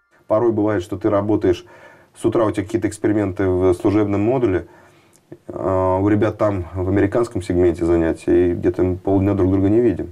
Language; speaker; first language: Russian; native; Russian